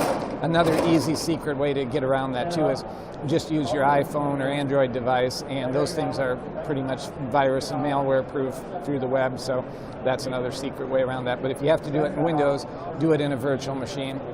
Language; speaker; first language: English; native; English